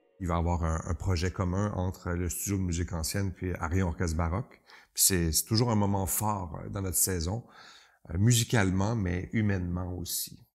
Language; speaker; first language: French; native; French